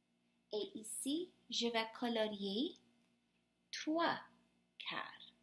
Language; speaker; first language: French; non-native, fluent; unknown